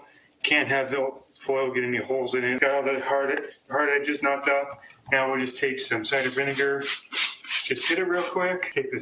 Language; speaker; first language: English; native; English